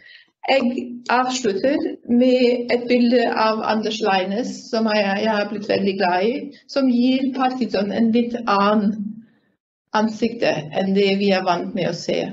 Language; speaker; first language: Norwegian; non-native, fluent; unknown